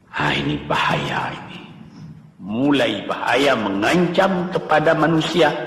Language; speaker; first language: Indonesian; non-native, local second language; Minangkabau